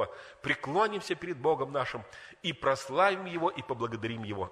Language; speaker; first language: Russian; native; Russian